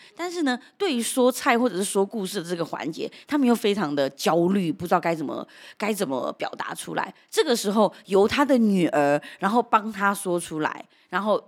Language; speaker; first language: Chinese; early bilingual, heritage; Chinese